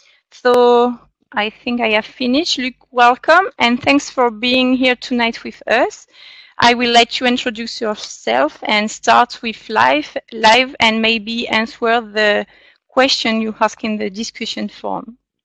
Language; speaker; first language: English; non-native, fluent; French